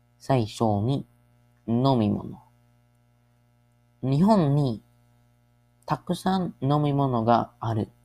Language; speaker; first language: Japanese; non-native, learner; English